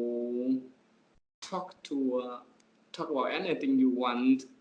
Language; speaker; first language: English; non-native, learner; Vietnamese